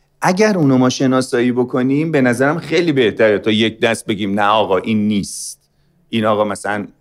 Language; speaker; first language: Persian; native; Persian